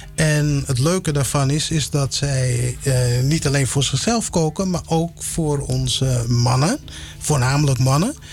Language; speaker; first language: Dutch; early bilingual, other home language; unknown